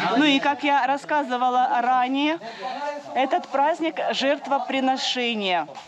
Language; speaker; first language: Russian; native; Russian